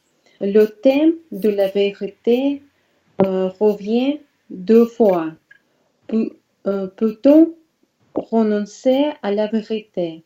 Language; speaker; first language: French; non-native, learner; Russian